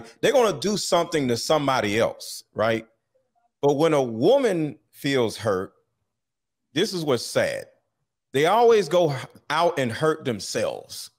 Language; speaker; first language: English; native; English